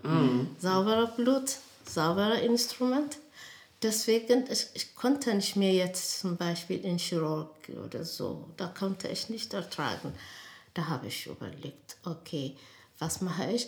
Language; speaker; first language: German; non-native, learner; Amharic